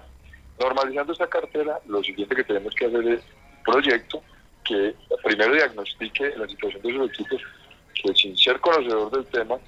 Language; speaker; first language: Spanish; native; Spanish